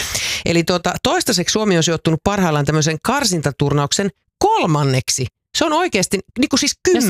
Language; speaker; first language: Finnish; native; Finnish